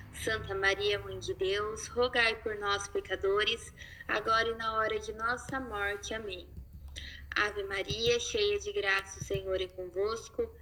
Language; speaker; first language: Portuguese; native; Portuguese